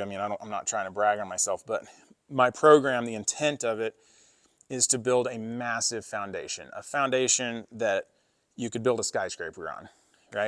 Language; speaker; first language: English; native; English